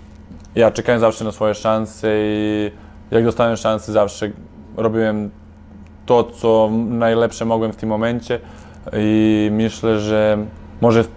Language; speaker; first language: Polish; non-native, fluent; Serbian